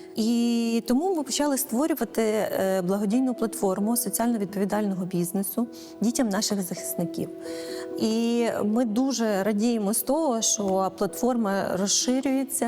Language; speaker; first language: Ukrainian; native; Ukrainian